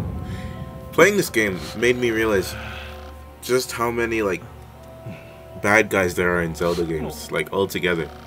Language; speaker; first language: English; native; English